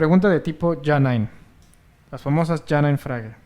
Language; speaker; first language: German; non-native, fluent; Spanish